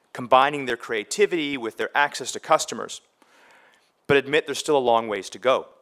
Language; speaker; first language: English; native; English